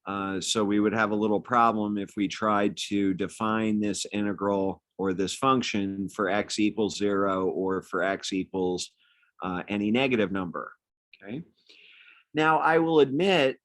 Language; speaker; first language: English; native; English